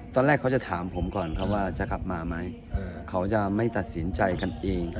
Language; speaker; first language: Thai; non-native, local second language; Akha